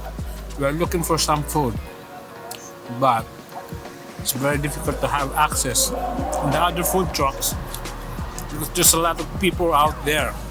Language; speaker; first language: English; non-native, local second language; Filipino